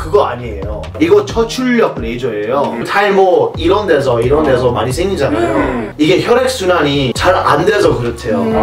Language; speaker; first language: Korean; non-native, fluent; English